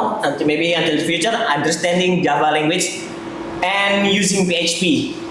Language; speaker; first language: English; non-native, learner; Indonesian